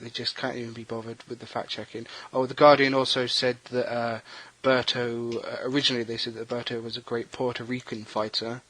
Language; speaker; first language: English; native; English